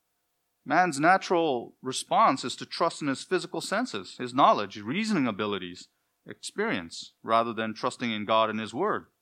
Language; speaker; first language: English; native; English